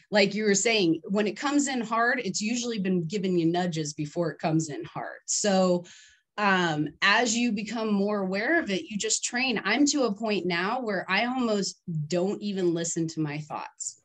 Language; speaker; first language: English; native; English